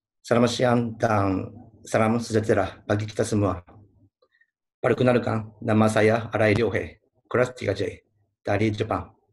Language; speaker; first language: Indonesian; non-native, learner; Japanese